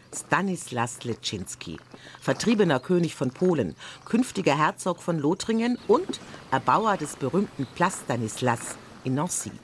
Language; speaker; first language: German; native; German